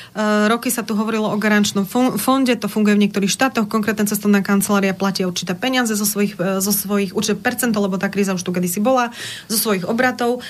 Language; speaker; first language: Slovak; native; Slovak